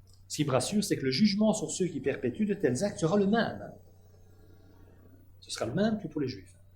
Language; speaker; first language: French; native; French